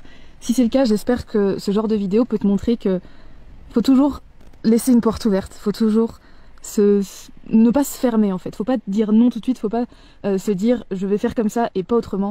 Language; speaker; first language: French; native; French